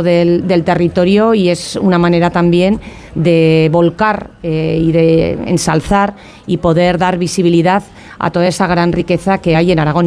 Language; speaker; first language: Spanish; native; Spanish